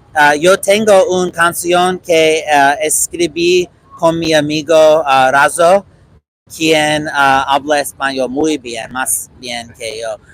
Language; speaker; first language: Spanish; non-native, learner; English